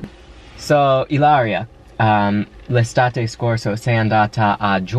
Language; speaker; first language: Italian; non-native, learner; English